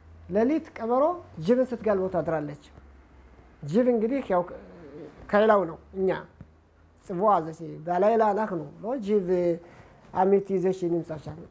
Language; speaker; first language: Hebrew; non-native, fluent; Amharic